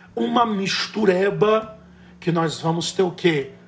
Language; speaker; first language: Portuguese; native; Portuguese